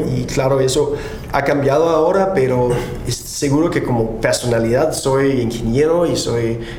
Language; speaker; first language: Spanish; non-native, fluent; Danish